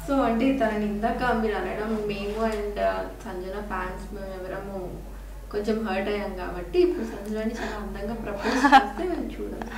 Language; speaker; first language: Telugu; native; Telugu